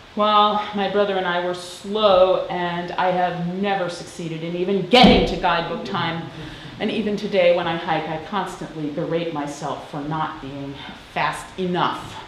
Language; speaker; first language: English; native; English